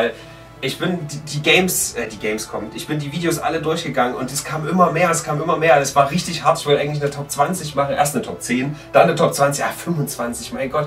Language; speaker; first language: German; native; German